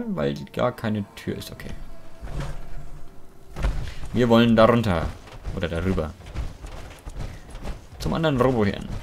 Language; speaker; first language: German; native; German